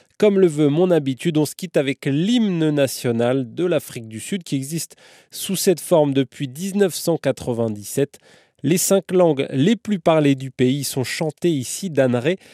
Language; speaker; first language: French; native; French